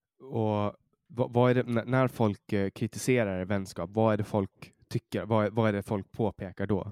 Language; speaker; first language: Swedish; native; Swedish